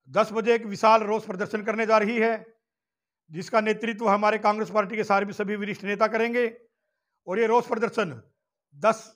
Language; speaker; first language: Hindi; native; Hindi